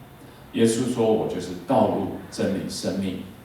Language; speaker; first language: Chinese; native; Chinese